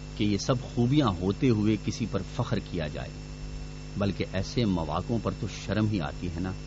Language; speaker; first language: Urdu; non-native, local second language; Pashto